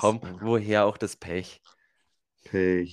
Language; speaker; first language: German; native; German